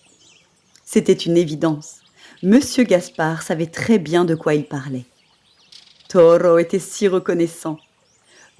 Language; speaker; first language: French; native; French